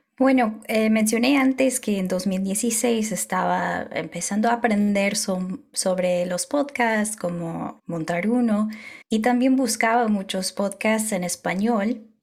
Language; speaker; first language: Spanish; non-native, fluent; English